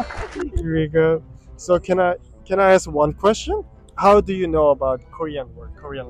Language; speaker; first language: English; non-native, learner; Korean